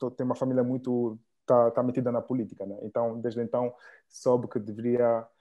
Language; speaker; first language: Portuguese; early bilingual, heritage; Portuguese